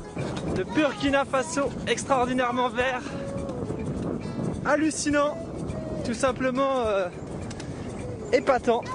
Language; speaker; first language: French; native; French